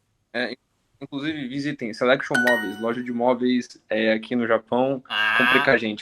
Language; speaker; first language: Portuguese; non-native, fluent; Japanese